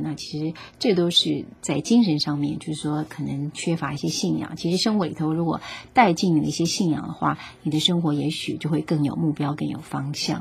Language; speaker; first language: Chinese; native; Chinese